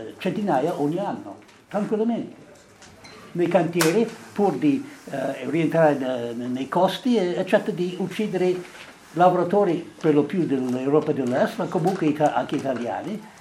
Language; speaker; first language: Italian; non-native, fluent; English